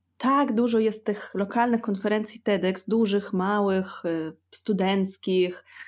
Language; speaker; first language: Polish; non-native, fluent; Russian